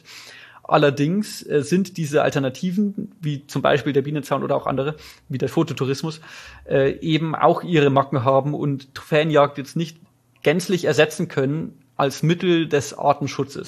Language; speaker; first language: German; native; German